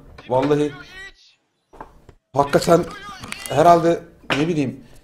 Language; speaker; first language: Turkish; native; Turkish